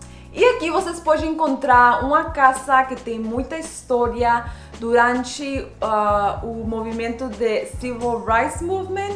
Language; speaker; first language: Portuguese; non-native, fluent; Spanish